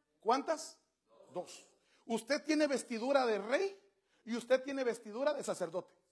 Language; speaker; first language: Spanish; native; Spanish